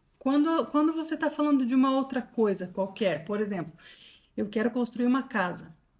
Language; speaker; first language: Portuguese; native; Portuguese